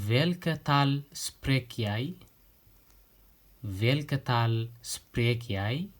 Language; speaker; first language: Dutch; non-native, fluent; Tigrinya